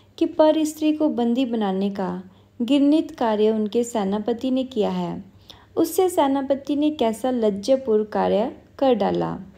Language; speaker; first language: Hindi; non-native, local second language; Punjabi